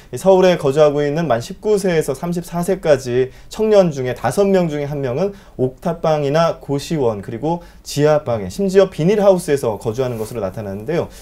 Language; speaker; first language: Korean; native; Korean